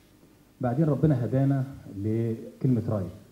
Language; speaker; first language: Arabic; native; Arabic